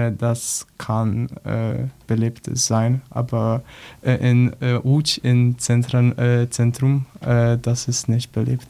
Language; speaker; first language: German; non-native, learner; Polish